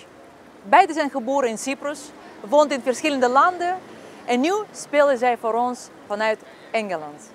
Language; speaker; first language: Dutch; non-native, fluent; Russian